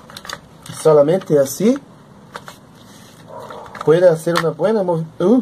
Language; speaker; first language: Spanish; non-native, learner; Portuguese